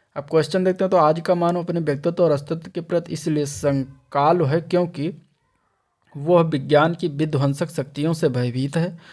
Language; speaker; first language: Hindi; native; Hindi